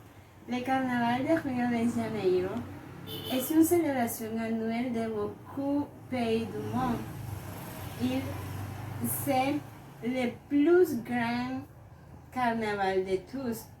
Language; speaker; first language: French; non-native, learner; Spanish